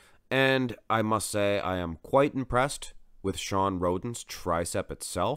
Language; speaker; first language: English; native; English